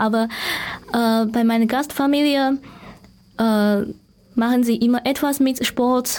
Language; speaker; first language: German; non-native, learner; Chinese